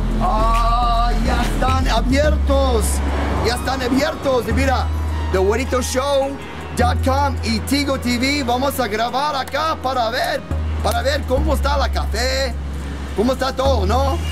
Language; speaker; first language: Spanish; non-native, learner; English